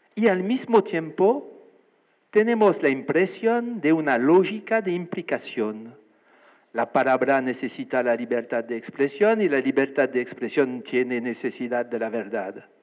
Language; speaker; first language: Spanish; non-native, fluent; French